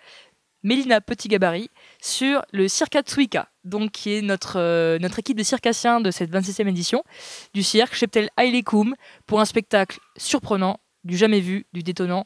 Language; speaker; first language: French; native; French